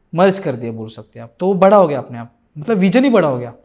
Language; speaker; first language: Hindi; non-native, local second language; Marathi